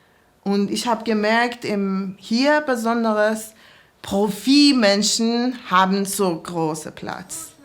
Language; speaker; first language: German; non-native, learner; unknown